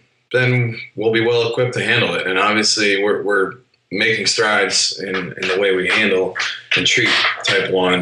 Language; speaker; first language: English; native; English